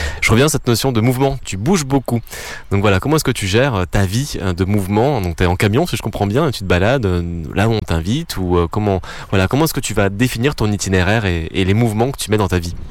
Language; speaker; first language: French; native; French